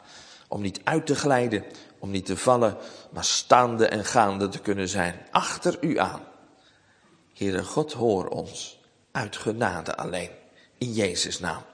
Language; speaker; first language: Dutch; native; Dutch